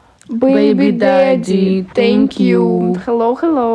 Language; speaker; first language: English; non-native, learner; Russian